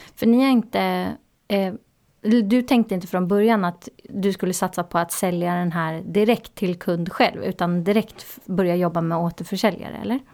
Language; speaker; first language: Swedish; native; Swedish